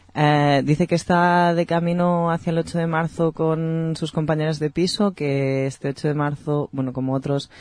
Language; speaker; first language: Spanish; native; Spanish